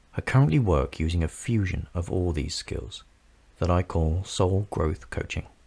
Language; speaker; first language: English; native; English